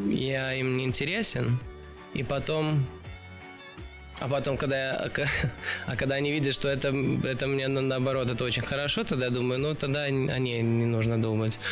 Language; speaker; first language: Russian; early bilingual, other home language; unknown